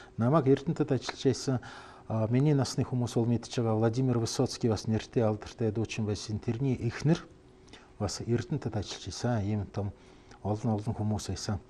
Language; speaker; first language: Mongolian; non-native, fluent; Russian